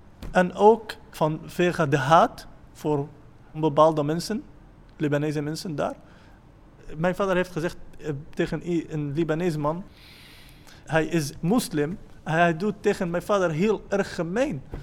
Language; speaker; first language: Dutch; non-native, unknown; Arabic